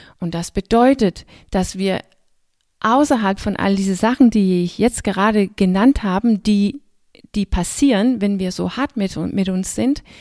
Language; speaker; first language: German; non-native, fluent; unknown